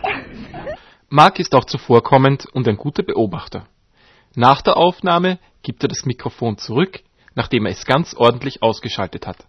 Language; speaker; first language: German; native; German